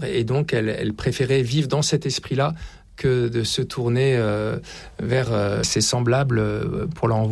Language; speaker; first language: French; native; French